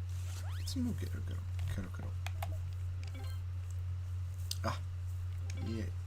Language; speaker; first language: Japanese; non-native, learner; English